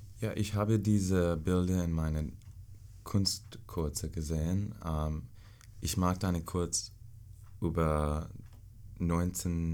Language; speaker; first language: German; non-native, learner; English